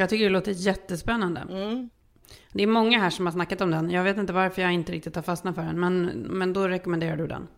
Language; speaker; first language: Swedish; native; Swedish